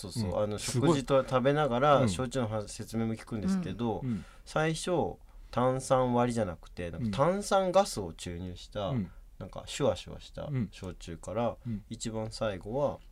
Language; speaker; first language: Japanese; native; Japanese